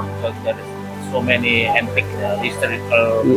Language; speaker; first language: English; non-native, learner; Indonesian